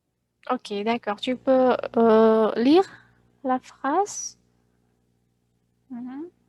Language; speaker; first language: French; non-native, fluent; Indonesian